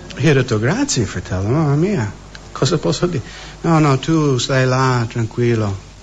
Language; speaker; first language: Italian; non-native, fluent; English